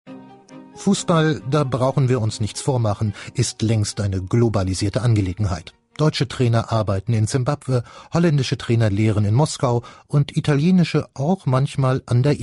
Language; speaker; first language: German; native; German